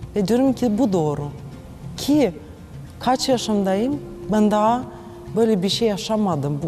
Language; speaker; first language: Turkish; non-native, fluent; Ukrainian